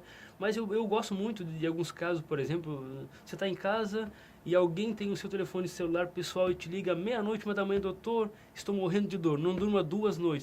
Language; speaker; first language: Portuguese; native; Portuguese